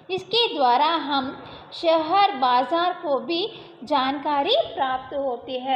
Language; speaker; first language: Hindi; non-native, local second language; Kannada